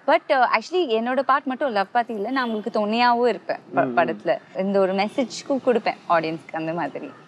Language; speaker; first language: Tamil; non-native, fluent; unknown